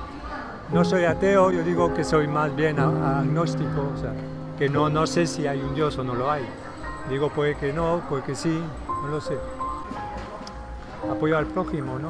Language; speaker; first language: Spanish; non-native, fluent; French